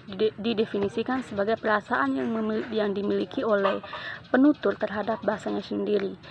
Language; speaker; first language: Indonesian; non-native, local second language; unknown